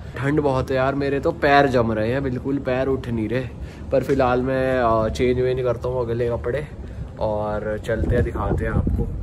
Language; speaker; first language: Hindi; native; Hindi